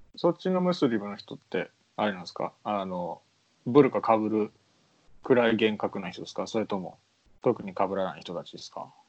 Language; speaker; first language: Japanese; native; Japanese